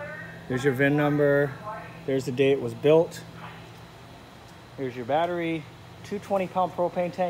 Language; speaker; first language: English; native; English